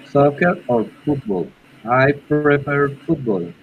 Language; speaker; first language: English; non-native, learner; Spanish